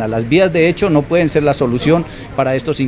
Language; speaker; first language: Spanish; native; Spanish